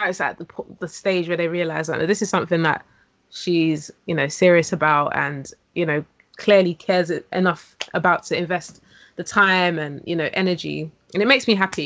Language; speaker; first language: English; native; English